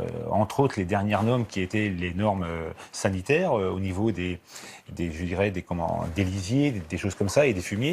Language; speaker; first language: French; native; French